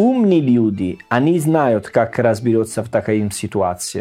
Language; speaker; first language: Russian; non-native, learner; Italian